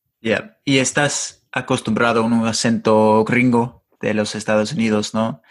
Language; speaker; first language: Spanish; non-native, fluent; English